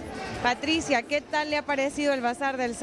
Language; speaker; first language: Spanish; native; Spanish